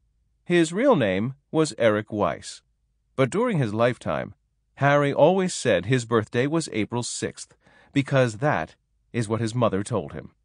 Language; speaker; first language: English; native; English